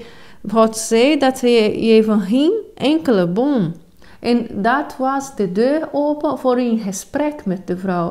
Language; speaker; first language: Dutch; non-native, fluent; Portuguese